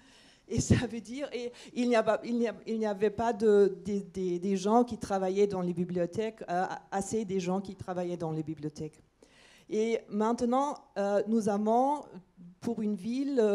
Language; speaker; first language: French; non-native, fluent; German